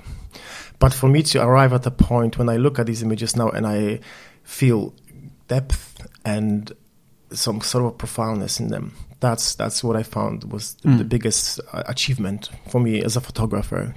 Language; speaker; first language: English; non-native, fluent; Polish